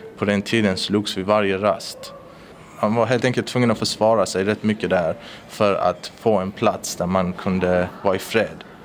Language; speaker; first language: Swedish; early bilingual, other home language; Persian